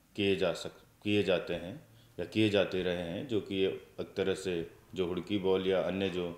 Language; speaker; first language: Hindi; native; Hindi